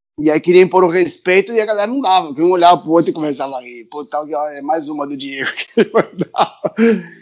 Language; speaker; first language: Portuguese; early bilingual, other home language; Spanish